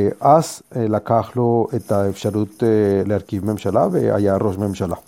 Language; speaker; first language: Hebrew; non-native, fluent; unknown